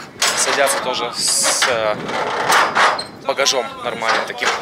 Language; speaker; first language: Russian; native; Russian